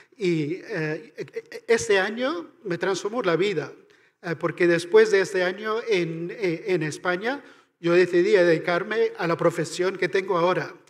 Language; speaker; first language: Spanish; non-native, fluent; Irish